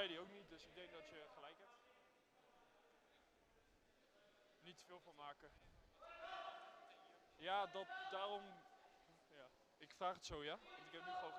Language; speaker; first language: Dutch; native; Dutch